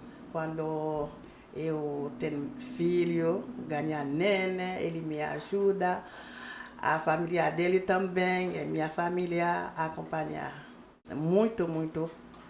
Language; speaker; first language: Portuguese; non-native, learner; Haitian Creole